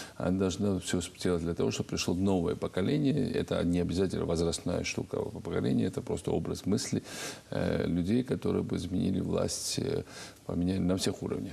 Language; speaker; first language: Russian; non-native, local second language; Georgian